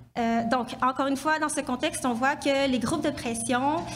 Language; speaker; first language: French; native; French